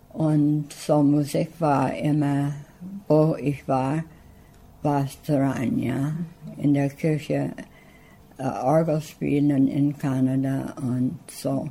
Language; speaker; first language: German; early bilingual, heritage; English